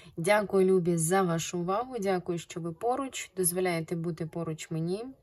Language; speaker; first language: Ukrainian; non-native, local second language; Russian